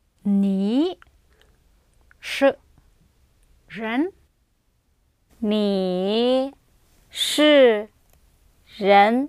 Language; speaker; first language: Chinese; non-native, learner; English